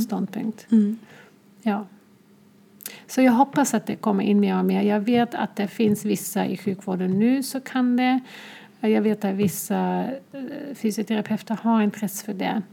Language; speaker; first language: Swedish; non-native, fluent; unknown